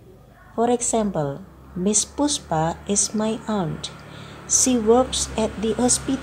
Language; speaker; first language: English; non-native, fluent; Indonesian